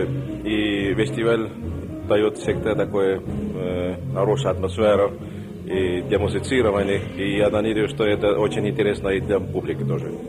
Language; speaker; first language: Russian; non-native, fluent; Estonian